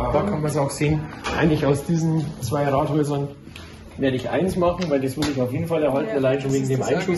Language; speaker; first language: German; native; German